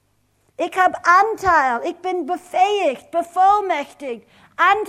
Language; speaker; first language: German; non-native, fluent; English